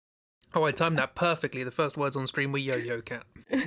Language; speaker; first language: English; native; English